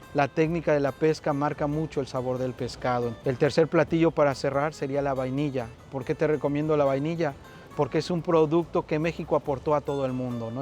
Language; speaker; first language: Spanish; native; Spanish